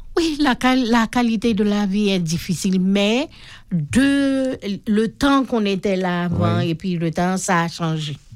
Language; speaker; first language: French; non-native, local second language; Haitian Creole